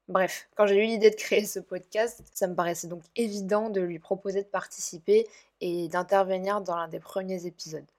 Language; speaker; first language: French; native; French